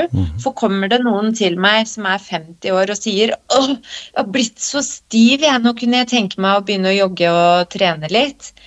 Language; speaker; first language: Norwegian; early bilingual, other home language; Polish